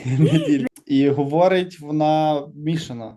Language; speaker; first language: Ukrainian; native; Ukrainian